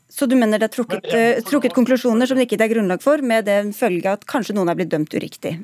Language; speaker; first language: Norwegian; native; Norwegian